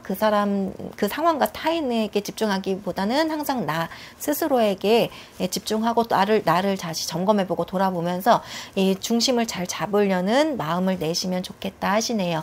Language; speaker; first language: Korean; native; Korean